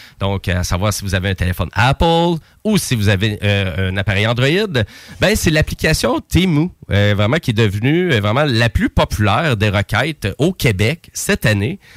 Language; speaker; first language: French; native; French